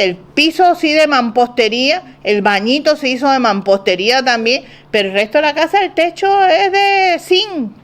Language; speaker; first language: Spanish; native; Spanish